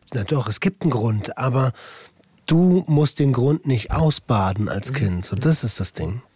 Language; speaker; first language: German; native; German